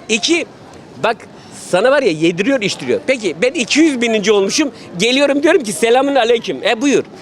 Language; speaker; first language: Turkish; native; Turkish